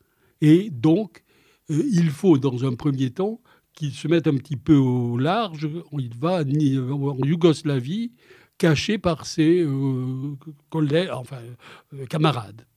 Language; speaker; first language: French; native; French